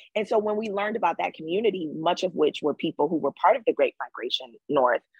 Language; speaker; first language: English; native; English